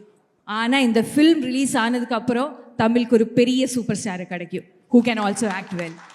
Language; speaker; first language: Tamil; non-native, learner; Malayalam